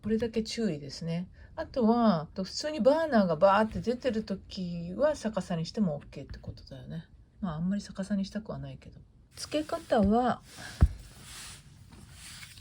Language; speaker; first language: Japanese; native; Japanese